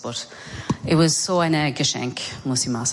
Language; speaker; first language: German; non-native, learner; English